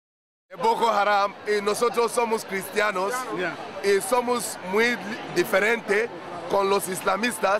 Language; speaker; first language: Spanish; non-native, learner; Igbo